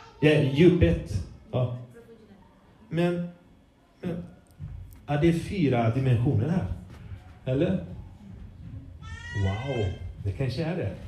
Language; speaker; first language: Swedish; non-native, fluent; Portuguese